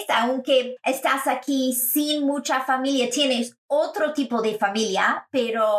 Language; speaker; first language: Spanish; non-native, fluent; English